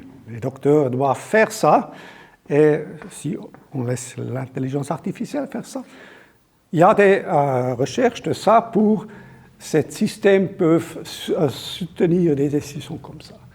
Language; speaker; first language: French; non-native, local second language; German